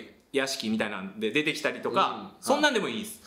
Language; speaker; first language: Japanese; native; Japanese